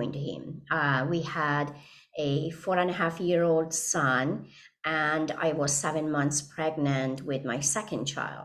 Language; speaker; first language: English; non-native, fluent; Persian